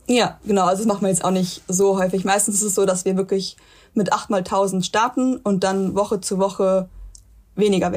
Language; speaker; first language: German; native; German